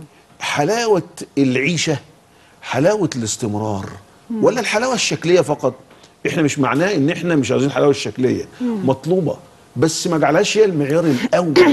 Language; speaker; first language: Arabic; native; Arabic